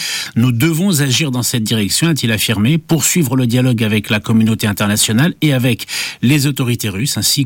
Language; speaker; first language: French; native; French